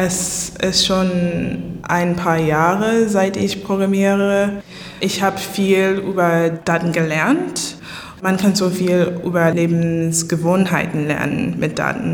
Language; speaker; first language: German; non-native, learner; English